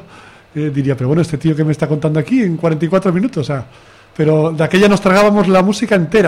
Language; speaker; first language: Spanish; native; Spanish